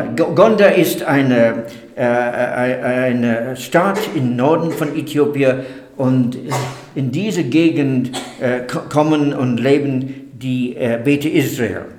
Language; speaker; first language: German; non-native, fluent; English